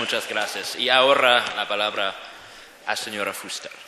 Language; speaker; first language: Spanish; non-native, learner; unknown